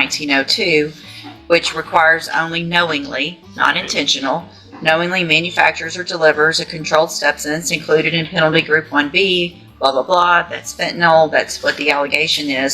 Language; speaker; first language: English; native; English